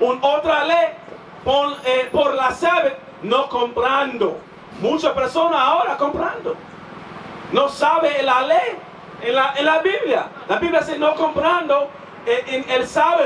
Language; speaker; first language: Spanish; non-native, learner; English